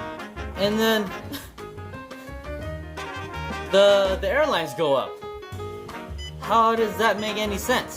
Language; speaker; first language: English; native; English